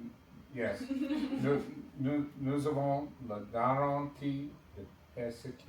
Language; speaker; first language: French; non-native, learner; English